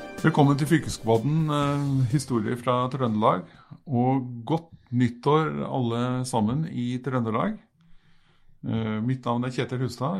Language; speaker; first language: Norwegian; native; Norwegian